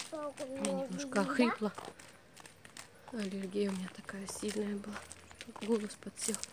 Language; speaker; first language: Russian; native; Russian